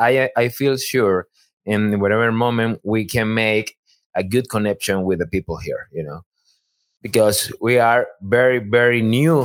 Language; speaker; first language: English; non-native, learner; Spanish